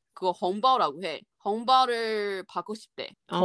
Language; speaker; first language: Korean; non-native, fluent; Chinese